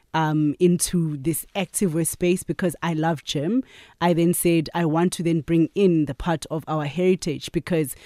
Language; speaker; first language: English; non-native, local second language; Zulu